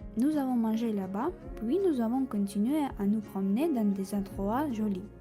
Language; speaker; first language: French; non-native, fluent; Russian